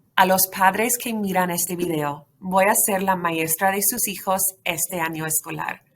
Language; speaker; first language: Spanish; non-native, fluent; English